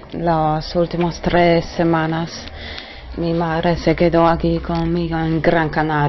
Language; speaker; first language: Spanish; non-native, fluent; German